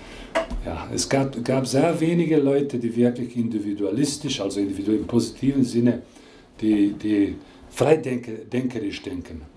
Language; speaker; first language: German; non-native, fluent; Croatian